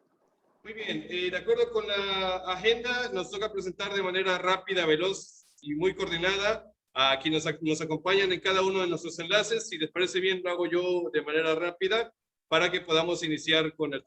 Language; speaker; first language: Spanish; native; Spanish